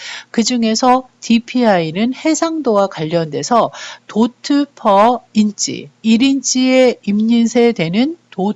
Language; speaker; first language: Korean; native; Korean